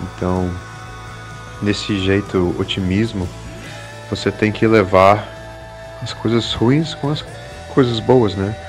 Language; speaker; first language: Portuguese; early bilingual, other home language; English